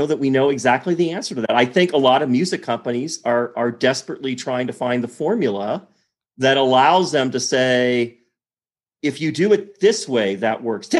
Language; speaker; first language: English; native; English